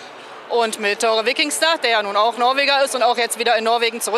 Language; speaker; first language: German; native; German